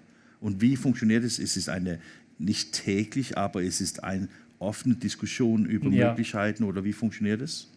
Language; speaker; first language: German; non-native, learner; Danish